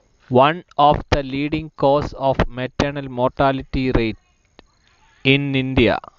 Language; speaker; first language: English; non-native, local second language; Malayalam